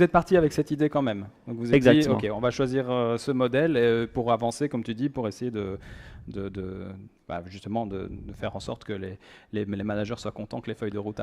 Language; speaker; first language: French; native; French